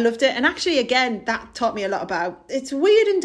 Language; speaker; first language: English; native; English